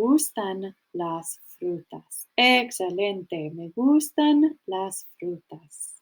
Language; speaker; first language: Spanish; non-native, fluent; English